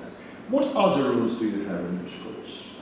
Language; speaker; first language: English; non-native, fluent; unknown